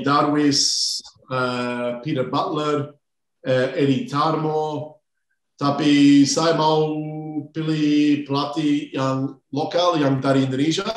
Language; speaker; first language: Indonesian; non-native, fluent; English